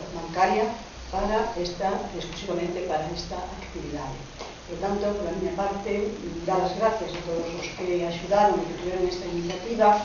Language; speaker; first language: Galician; non-native, local second language; Spanish